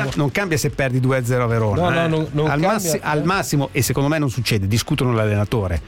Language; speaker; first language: Italian; native; Italian